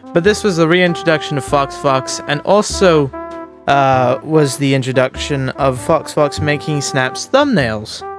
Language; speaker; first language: English; native; English